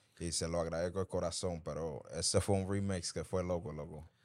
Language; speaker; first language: Spanish; early bilingual, heritage; Spanish